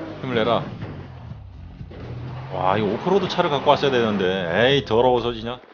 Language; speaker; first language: Korean; native; Korean